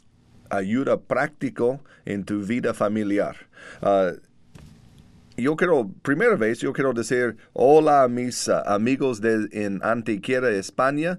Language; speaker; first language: Spanish; non-native, learner; English